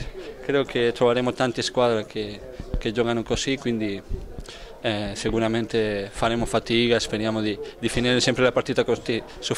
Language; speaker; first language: Italian; non-native, fluent; Spanish